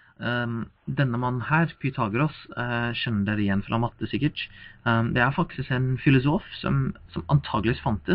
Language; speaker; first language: Norwegian; non-native, fluent; English